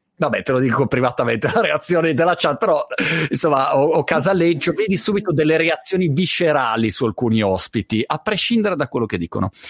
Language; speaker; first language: Italian; native; Italian